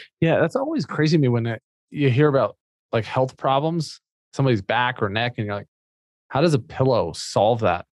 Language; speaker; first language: English; native; English